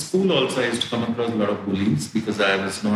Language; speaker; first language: English; non-native, local second language; Telugu